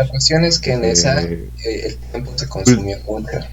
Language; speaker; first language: Spanish; native; Spanish